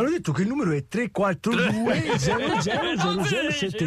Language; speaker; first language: Italian; native; Italian